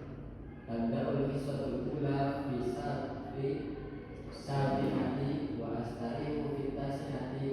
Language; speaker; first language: Arabic; non-native, learner; Indonesian